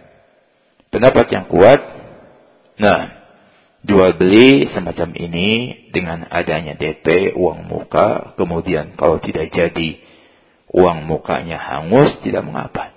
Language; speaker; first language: Indonesian; native; Indonesian